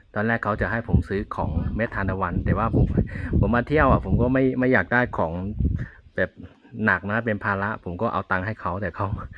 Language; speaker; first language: Thai; native; Thai